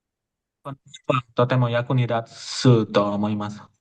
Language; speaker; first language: Japanese; non-native, learner; Indonesian